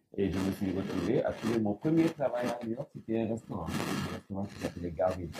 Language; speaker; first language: French; non-native, local second language; Wolof